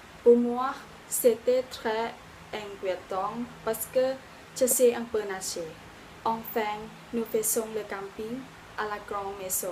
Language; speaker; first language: French; non-native, learner; Thai